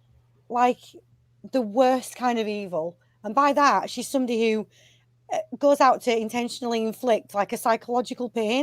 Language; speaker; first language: English; native; English